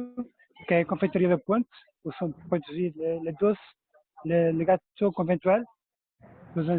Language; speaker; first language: French; non-native, fluent; Portuguese